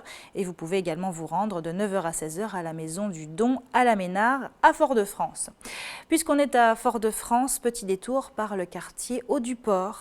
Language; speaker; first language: French; native; French